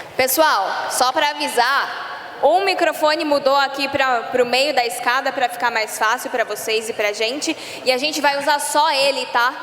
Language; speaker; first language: Portuguese; native; Portuguese